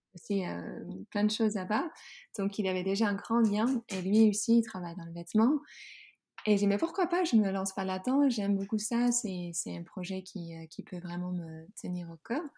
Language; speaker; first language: French; non-native, fluent; Dutch